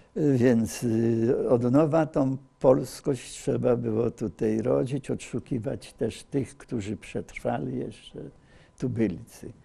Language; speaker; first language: Polish; native; Polish